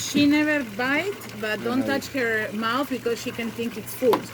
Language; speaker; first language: English; non-native, learner; Spanish